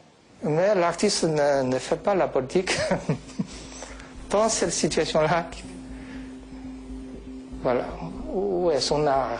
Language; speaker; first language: French; non-native, fluent; Chinese